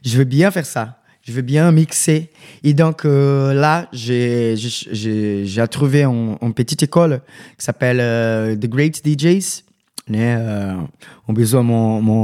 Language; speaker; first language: French; non-native, learner; Portuguese